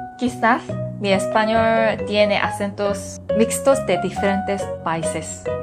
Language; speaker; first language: Spanish; non-native, learner; Korean